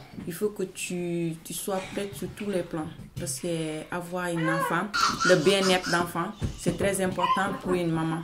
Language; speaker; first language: French; non-native, fluent; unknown